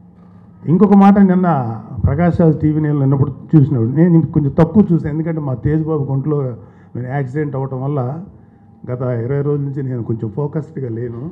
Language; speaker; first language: Telugu; native; Telugu